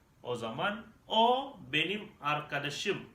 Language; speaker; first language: Turkish; non-native, learner; Indonesian